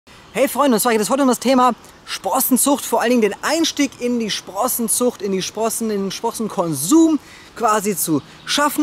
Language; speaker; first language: German; native; German